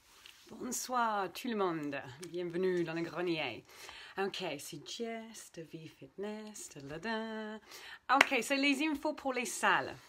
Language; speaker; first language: French; non-native, fluent; English